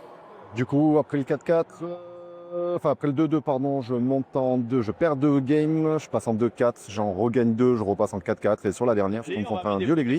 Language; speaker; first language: French; native; French